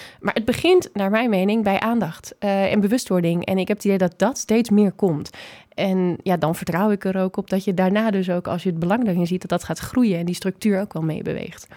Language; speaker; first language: Dutch; native; Dutch